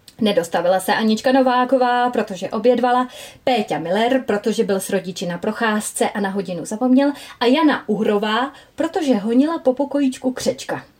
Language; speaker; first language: Czech; native; Czech